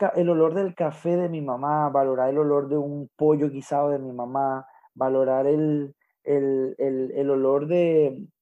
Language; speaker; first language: Spanish; native; Spanish